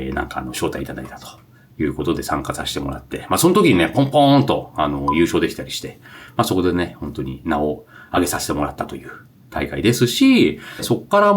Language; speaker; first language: Japanese; native; Japanese